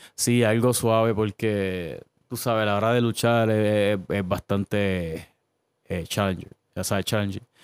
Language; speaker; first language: Spanish; native; Spanish